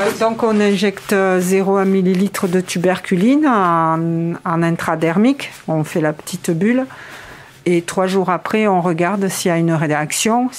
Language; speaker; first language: French; native; French